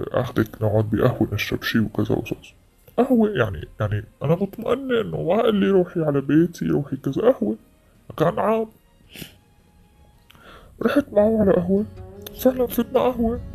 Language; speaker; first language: Arabic; native; Arabic